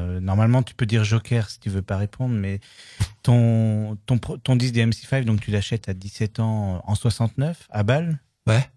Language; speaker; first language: French; native; French